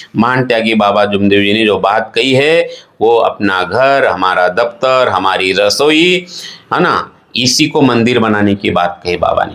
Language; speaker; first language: Hindi; non-native, local second language; Marathi